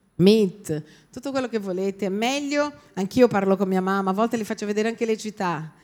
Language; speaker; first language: Italian; non-native, fluent; Portuguese